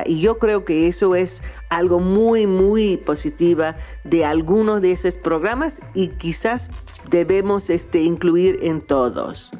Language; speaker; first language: Spanish; non-native, fluent; English